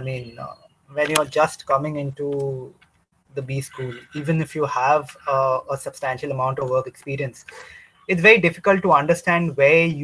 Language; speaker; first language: English; non-native, local second language; Bangla